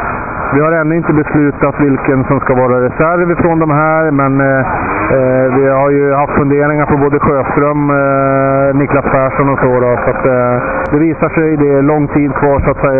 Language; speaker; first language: Swedish; native; Swedish